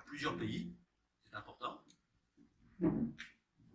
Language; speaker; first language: French; native; French